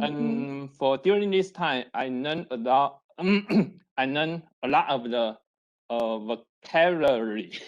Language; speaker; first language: English; non-native, learner; Chinese